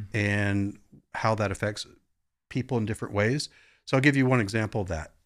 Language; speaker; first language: English; native; English